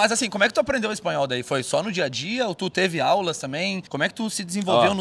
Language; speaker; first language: Portuguese; native; Portuguese